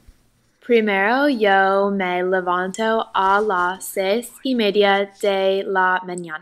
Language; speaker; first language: Spanish; non-native, learner; English